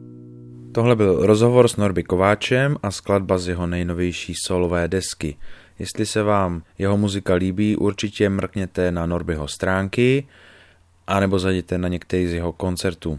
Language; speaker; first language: Czech; native; Czech